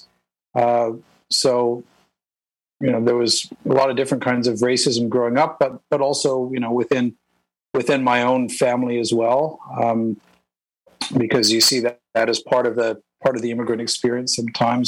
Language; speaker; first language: English; native; English